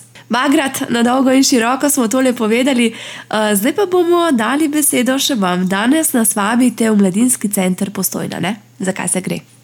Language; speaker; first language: Slovenian; native; Slovenian